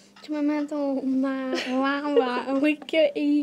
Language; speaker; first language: Welsh; native; Welsh